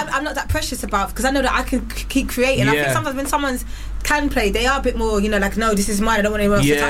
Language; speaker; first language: English; native; English